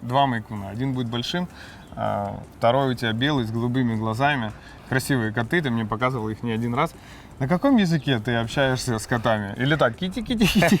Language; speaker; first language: Russian; native; Russian